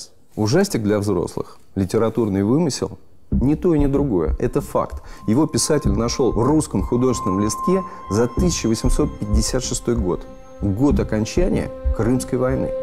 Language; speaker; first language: Russian; native; Russian